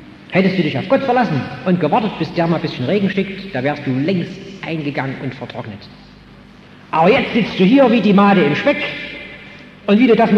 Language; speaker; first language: German; native; German